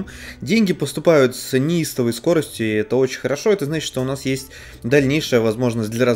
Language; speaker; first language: Russian; native; Russian